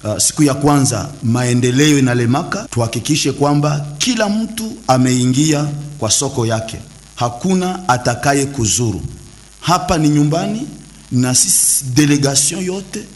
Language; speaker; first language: Swahili; native; Swahili